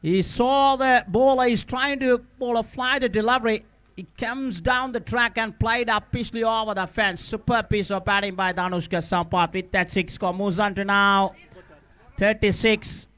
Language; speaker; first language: English; non-native, local second language; Sinhala